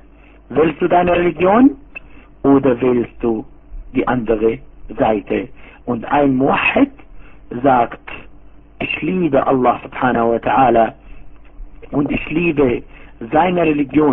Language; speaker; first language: German; non-native, fluent; Arabic